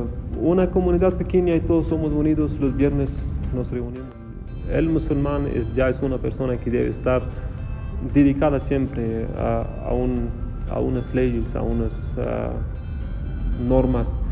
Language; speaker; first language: Spanish; non-native, fluent; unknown